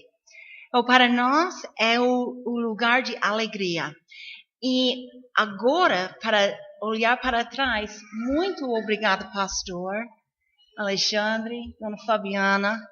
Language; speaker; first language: Portuguese; non-native, fluent; English